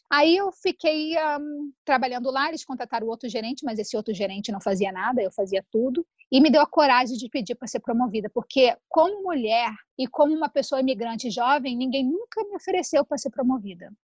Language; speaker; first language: Portuguese; native; Portuguese